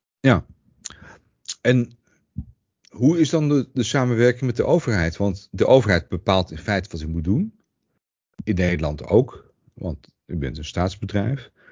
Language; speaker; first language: Dutch; native; Dutch